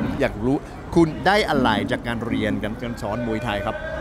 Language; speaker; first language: Thai; non-native, fluent; English